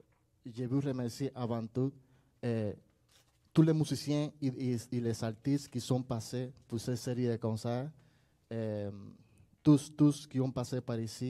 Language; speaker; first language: French; non-native, learner; Spanish